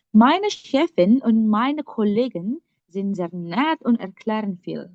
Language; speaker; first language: German; non-native, fluent; Indonesian